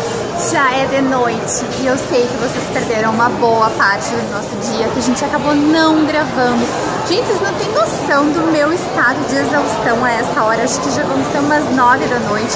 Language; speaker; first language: Portuguese; native; Portuguese